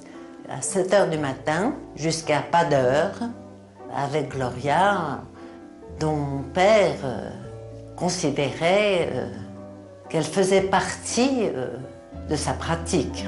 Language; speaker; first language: French; native; French